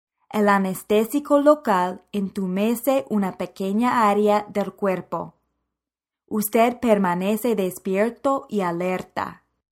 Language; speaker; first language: Spanish; non-native, fluent; English